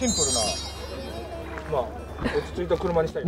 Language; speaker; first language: Japanese; native; Japanese